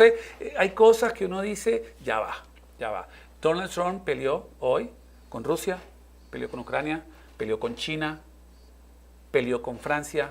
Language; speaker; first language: Spanish; native; Spanish